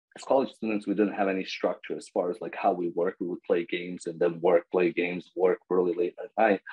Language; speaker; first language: English; non-native, fluent; Bosnian